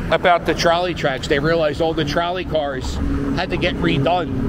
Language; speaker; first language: English; native; English